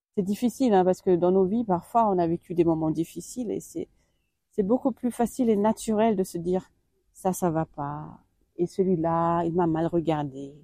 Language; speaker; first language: French; non-native, fluent; German